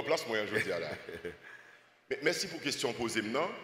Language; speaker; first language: French; non-native, local second language; Haitian Creole